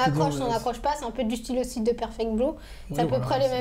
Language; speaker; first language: French; native; French